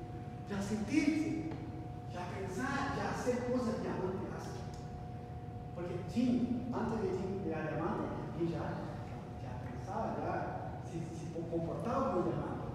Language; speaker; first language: Spanish; non-native, learner; Portuguese